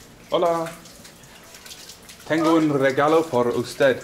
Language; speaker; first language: Spanish; non-native, learner; English